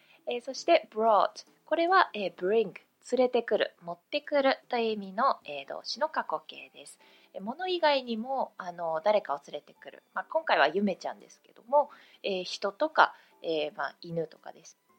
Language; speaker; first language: Japanese; native; Japanese